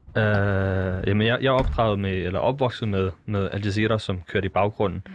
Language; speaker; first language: Danish; early bilingual, other home language; Arabic